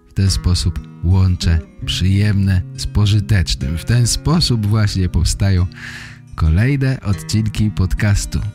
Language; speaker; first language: Polish; native; Polish